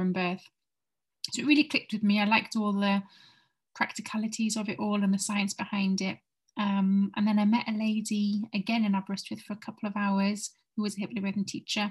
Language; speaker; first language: English; native; English